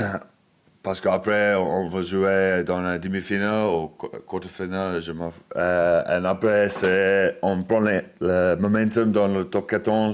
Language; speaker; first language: French; non-native, fluent; English